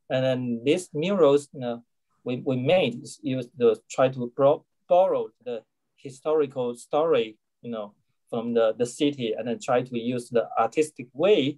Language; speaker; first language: English; non-native, learner; Chinese